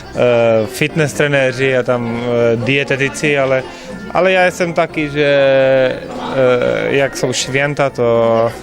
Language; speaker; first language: Polish; non-native, learner; Czech